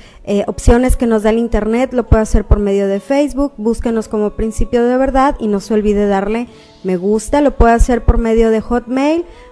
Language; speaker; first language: Spanish; native; Spanish